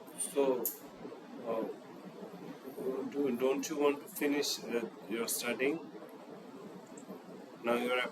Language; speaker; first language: English; non-native, fluent; Bangla